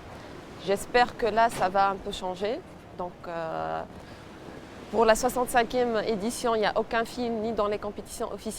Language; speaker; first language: French; non-native, local second language; Arabic